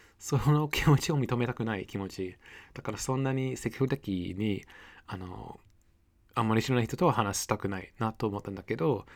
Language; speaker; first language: Japanese; non-native, fluent; English